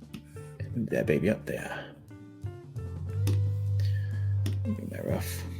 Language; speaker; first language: English; native; English